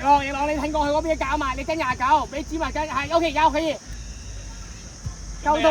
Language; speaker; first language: Cantonese; native; Cantonese